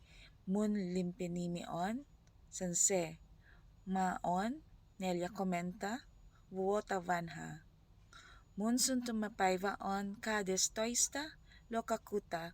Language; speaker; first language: Finnish; non-native, learner; Filipino